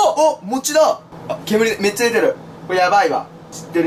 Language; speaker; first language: Japanese; native; Japanese